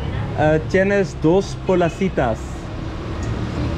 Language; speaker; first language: Spanish; non-native, learner; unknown